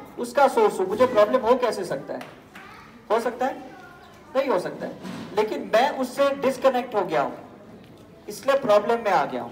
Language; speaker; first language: Hindi; native; Hindi